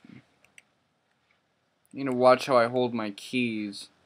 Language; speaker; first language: English; native; English